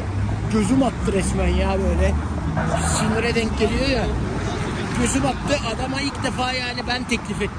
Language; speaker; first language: Turkish; native; Turkish